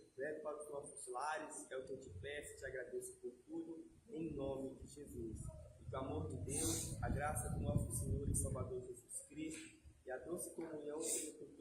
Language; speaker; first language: Portuguese; native; Portuguese